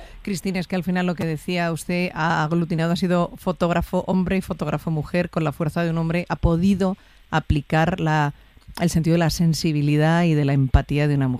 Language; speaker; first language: Spanish; native; Spanish